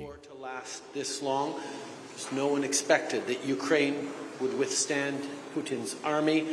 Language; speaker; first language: English; native; English